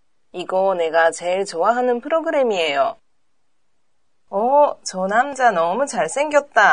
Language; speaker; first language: Korean; non-native, learner; Japanese